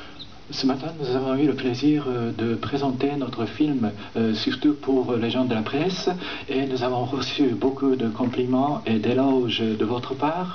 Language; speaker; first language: French; non-native, fluent; Japanese